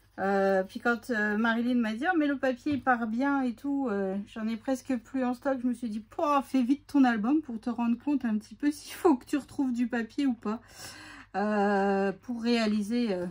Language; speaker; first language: French; native; French